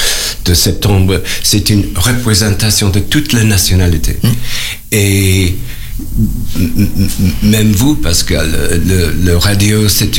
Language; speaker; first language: French; non-native, learner; English